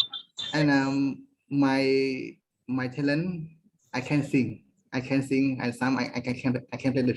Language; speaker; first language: English; non-native, learner; Khmer